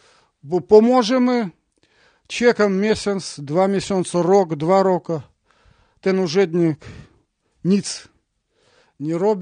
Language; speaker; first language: Polish; non-native, learner; Russian